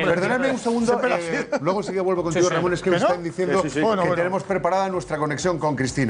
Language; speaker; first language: Spanish; native; Spanish